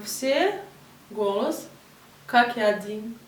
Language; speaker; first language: Russian; non-native, learner; Portuguese